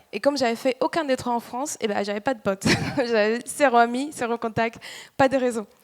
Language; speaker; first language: French; non-native, fluent; Spanish